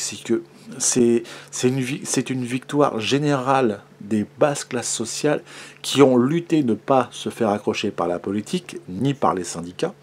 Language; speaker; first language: French; native; French